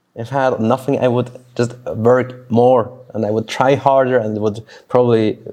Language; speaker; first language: English; non-native, fluent; Swiss German